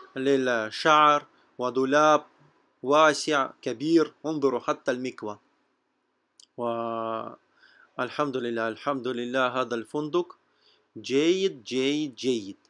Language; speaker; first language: Arabic; non-native, fluent; Russian